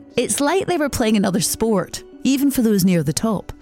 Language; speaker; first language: English; native; English